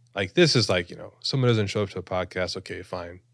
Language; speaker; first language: English; native; English